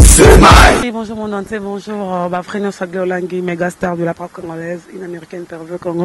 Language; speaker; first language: French; non-native, local second language; Lingala